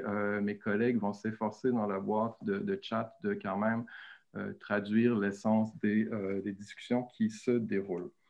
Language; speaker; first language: French; native; French